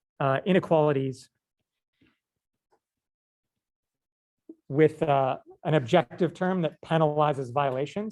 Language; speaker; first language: English; native; English